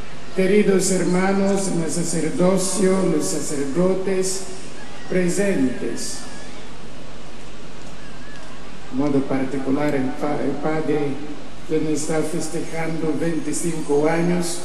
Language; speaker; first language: Spanish; non-native, fluent; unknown